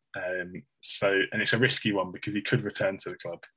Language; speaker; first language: English; native; English